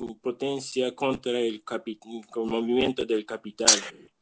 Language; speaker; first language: Spanish; non-native, learner; Japanese